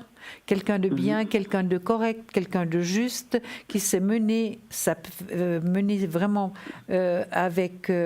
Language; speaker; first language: French; native; French